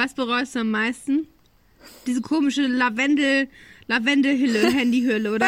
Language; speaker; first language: German; native; German